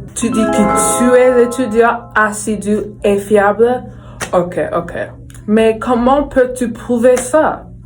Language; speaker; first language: French; non-native, learner; English